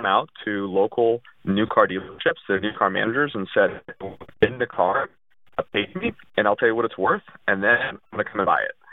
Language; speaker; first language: English; early bilingual, other home language; Russian